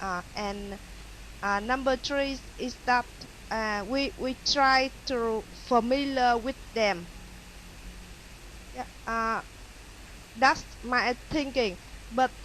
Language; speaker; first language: English; non-native, learner; Vietnamese